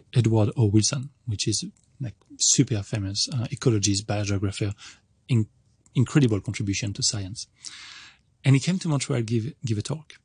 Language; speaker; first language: English; non-native, fluent; French